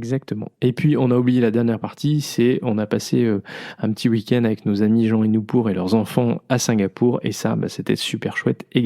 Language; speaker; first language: French; native; French